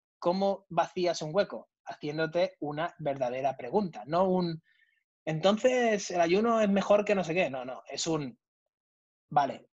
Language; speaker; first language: Spanish; native; Spanish